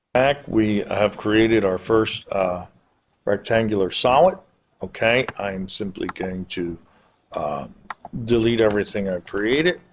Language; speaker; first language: English; native; English